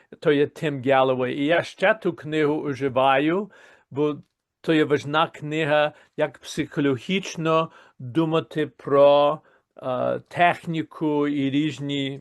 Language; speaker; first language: Ukrainian; early bilingual, heritage; Ukrainian